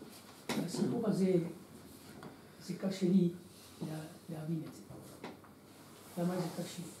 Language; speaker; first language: Hebrew; non-native, fluent; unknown